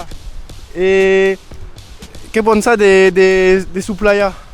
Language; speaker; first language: Spanish; non-native, learner; French